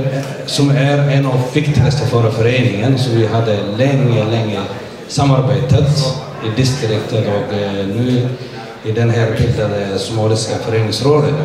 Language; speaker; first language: Swedish; non-native, fluent; Somali